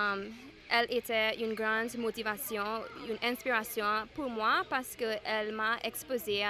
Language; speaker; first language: French; non-native, fluent; English